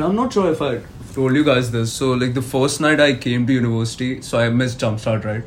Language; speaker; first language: English; non-native, local second language; Hindi